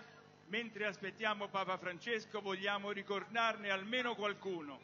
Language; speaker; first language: Italian; native; Italian